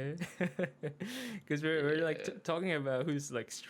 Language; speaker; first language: English; non-native, local second language; Filipino